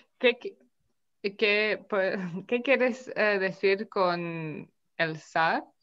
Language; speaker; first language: Spanish; non-native, fluent; Romanian